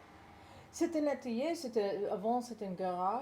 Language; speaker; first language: French; non-native, learner; English